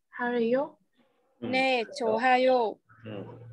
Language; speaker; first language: Korean; non-native, learner; Vietnamese